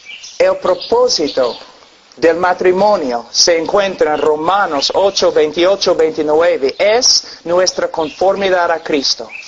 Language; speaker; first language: Spanish; non-native, fluent; English